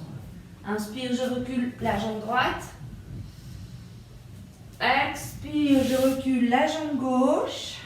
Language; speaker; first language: French; native; French